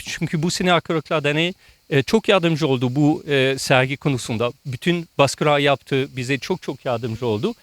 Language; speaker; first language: Turkish; non-native, fluent; French